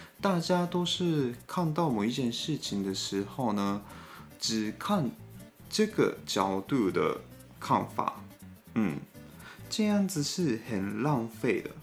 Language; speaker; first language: Chinese; non-native, fluent; Japanese